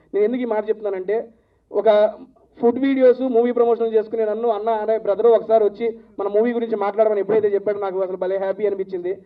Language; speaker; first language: Telugu; native; Telugu